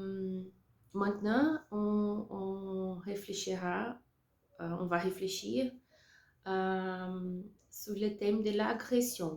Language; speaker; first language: French; non-native, learner; Portuguese